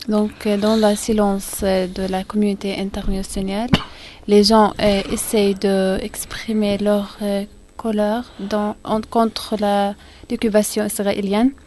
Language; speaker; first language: French; non-native, learner; Arabic